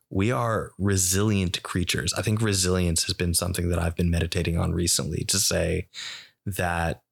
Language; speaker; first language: English; early bilingual, other home language; Spanish